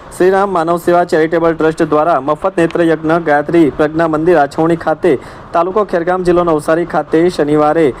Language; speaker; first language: Gujarati; native; Gujarati